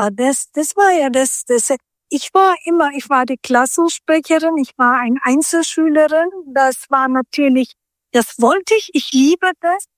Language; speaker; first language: German; early bilingual, other home language; Turkish